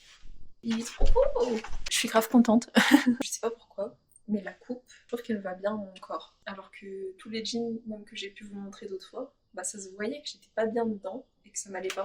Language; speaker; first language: French; native; French